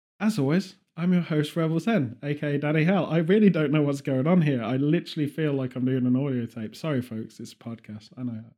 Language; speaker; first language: English; native; English